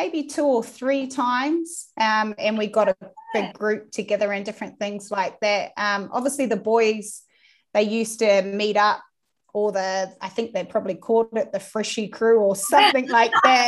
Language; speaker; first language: English; native; English